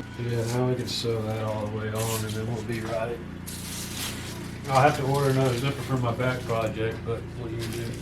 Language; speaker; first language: English; native; English